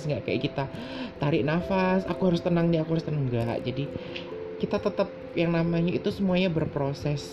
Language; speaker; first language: Indonesian; native; Indonesian